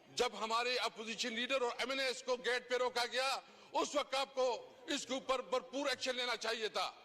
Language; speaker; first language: Urdu; non-native, local second language; Pashto